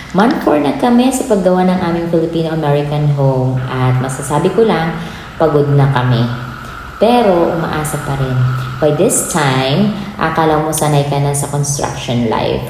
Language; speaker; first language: Filipino; native; Filipino